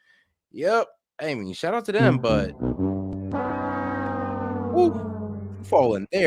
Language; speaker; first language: English; native; English